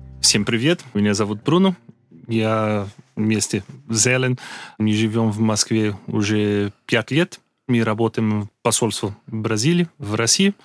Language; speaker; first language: Russian; non-native, learner; Portuguese